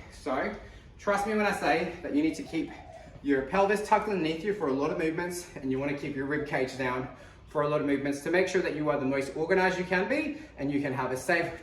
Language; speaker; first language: English; native; English